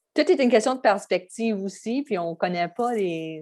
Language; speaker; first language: French; native; French